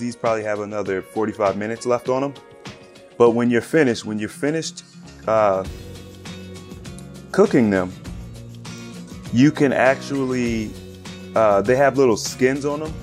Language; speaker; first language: English; native; English